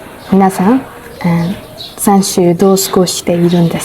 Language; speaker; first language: Japanese; non-native, learner; Burmese